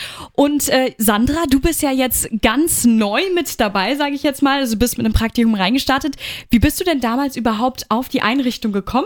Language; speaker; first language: German; native; German